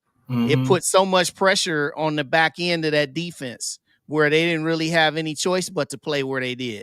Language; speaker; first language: English; native; English